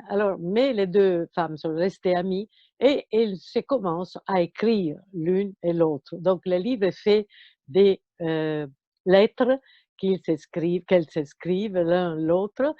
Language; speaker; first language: French; non-native, fluent; Italian